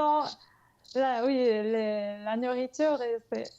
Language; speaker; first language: French; non-native, fluent; English